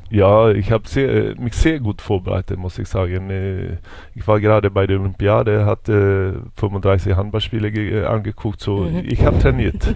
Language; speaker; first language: German; non-native, fluent; Swedish